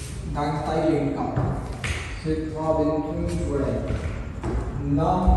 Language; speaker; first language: Vietnamese; non-native, learner; Hindi